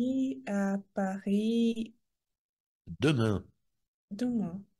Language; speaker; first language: French; non-native, learner; Russian